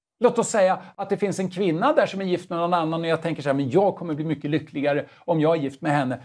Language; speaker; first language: Swedish; native; Swedish